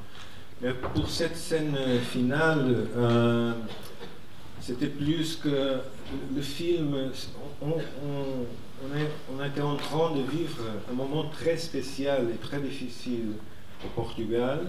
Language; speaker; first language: French; non-native, fluent; Portuguese